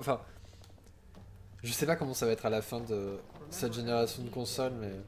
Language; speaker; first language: French; native; French